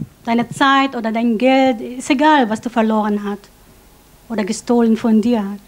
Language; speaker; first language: German; non-native, fluent; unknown